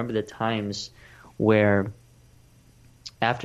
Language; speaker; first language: English; early bilingual, other home language; Russian